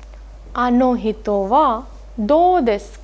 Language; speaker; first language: Japanese; non-native, fluent; Hindi